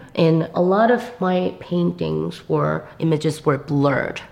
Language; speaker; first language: English; non-native, fluent; Korean